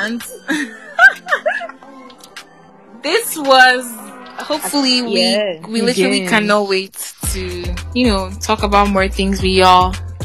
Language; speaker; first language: English; non-native, local second language; Igbo